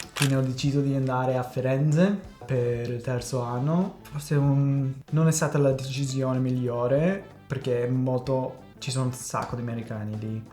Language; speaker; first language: Italian; non-native, fluent; English